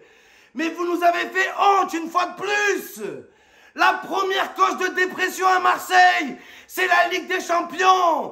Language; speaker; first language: French; native; French